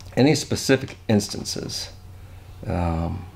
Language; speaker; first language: English; native; English